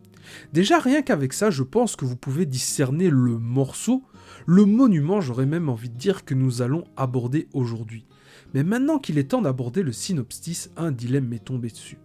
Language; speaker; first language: French; native; French